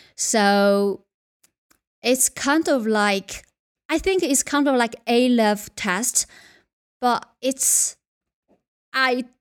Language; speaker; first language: English; non-native, fluent; Chinese